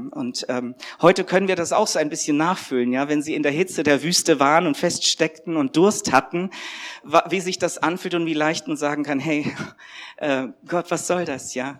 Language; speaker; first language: German; native; German